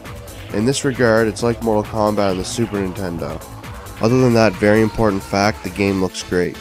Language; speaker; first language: English; native; English